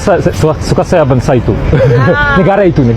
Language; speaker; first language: Indonesian; non-native, learner; English